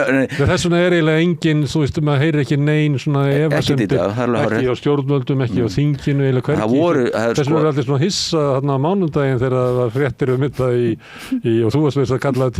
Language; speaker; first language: Icelandic; native; Icelandic